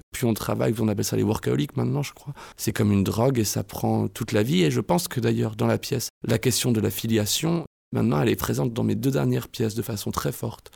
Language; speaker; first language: French; native; French